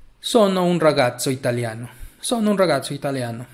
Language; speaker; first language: Italian; non-native, learner; Spanish